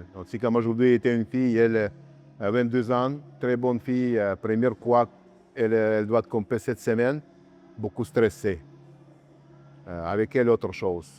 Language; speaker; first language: French; non-native, learner; Russian